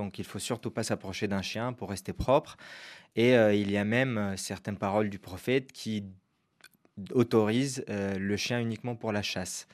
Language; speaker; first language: French; non-native, local second language; Arabic